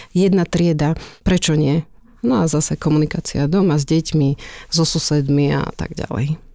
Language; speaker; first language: Slovak; native; Slovak